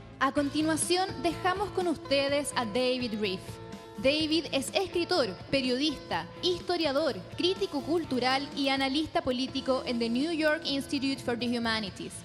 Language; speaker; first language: Spanish; native; Spanish